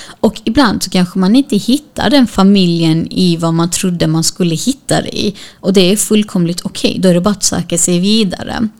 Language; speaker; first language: Swedish; early bilingual, other home language; Kurdish